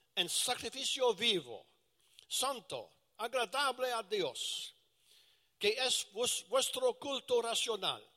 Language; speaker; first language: Spanish; non-native, learner; English